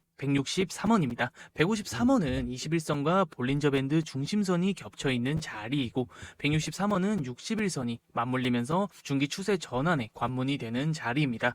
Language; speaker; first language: Korean; native; Korean